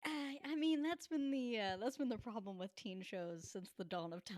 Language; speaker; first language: English; native; English